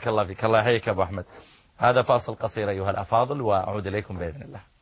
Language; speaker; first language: Arabic; native; Arabic